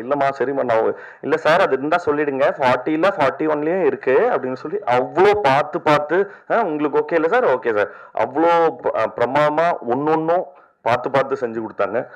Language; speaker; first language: Tamil; native; Tamil